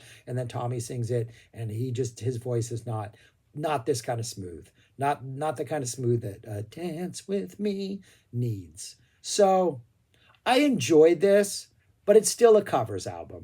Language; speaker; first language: English; native; English